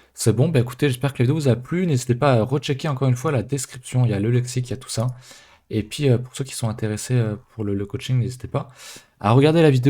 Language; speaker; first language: French; native; French